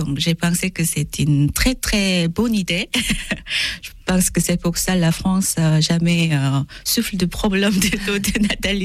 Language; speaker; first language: French; non-native, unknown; Korean